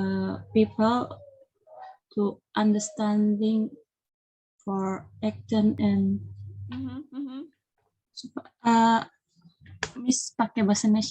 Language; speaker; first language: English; non-native, local second language; Indonesian